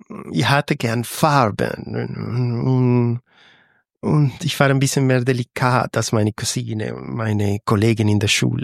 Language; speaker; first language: German; non-native, fluent; Spanish